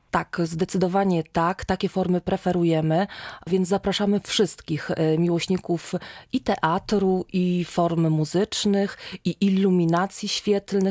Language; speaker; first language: Polish; native; Polish